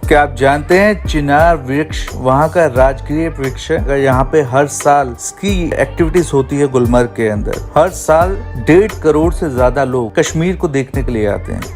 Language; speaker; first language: Hindi; native; Hindi